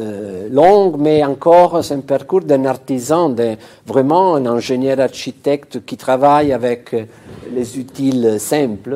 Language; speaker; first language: French; non-native, fluent; Italian